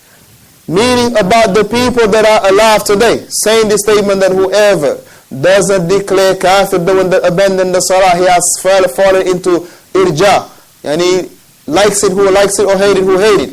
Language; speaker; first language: English; non-native, fluent; Arabic